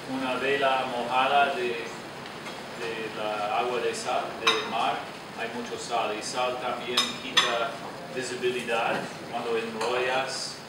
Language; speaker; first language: Spanish; non-native, learner; English